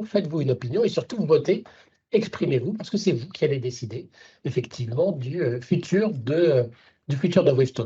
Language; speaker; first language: French; native; French